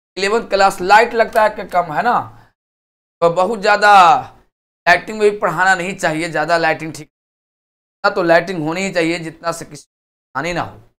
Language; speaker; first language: Hindi; native; Hindi